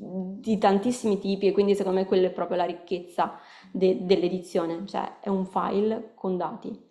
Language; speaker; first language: Italian; native; Italian